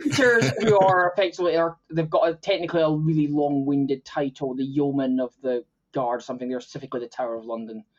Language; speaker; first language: English; native; English